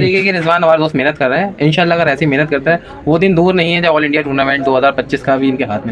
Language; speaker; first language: Hindi; native; Hindi